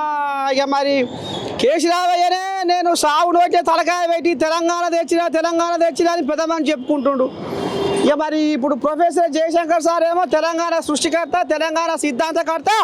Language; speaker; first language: Telugu; native; Telugu